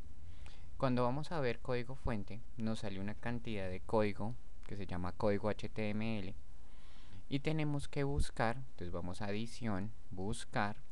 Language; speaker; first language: Spanish; native; Spanish